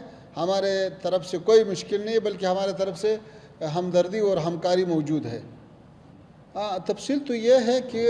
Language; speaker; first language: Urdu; non-native, fluent; Pashto